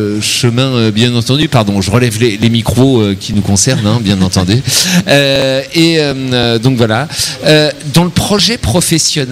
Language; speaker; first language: French; native; French